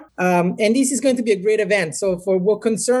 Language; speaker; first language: English; non-native, fluent; Italian